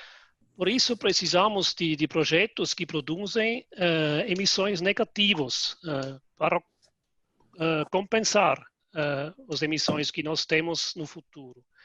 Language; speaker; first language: Portuguese; non-native, fluent; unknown